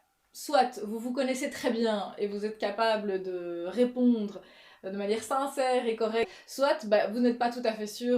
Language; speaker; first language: French; native; French